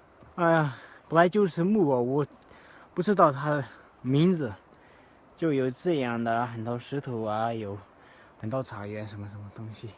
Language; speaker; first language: Chinese; non-native, learner; Tibetan